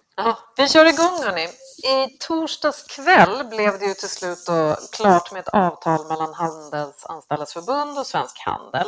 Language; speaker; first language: Swedish; native; Swedish